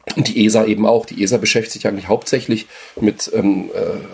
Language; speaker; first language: German; native; German